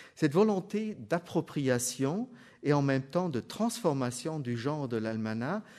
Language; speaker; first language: French; non-native, fluent; German